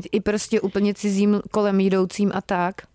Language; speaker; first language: Czech; native; Czech